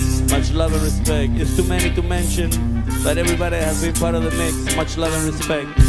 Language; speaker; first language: English; early bilingual, other home language; Spanish